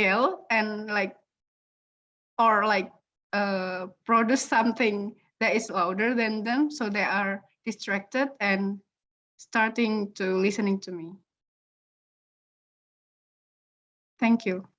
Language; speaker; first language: English; non-native, learner; Indonesian